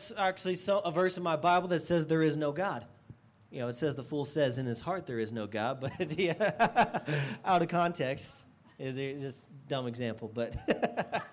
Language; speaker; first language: English; native; English